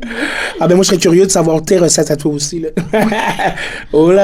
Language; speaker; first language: French; native; French